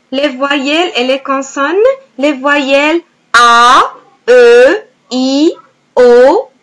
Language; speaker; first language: French; non-native, fluent; Arabic